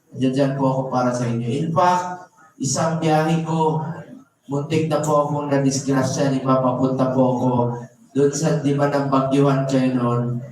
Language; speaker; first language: Filipino; non-native, local second language; Cebuano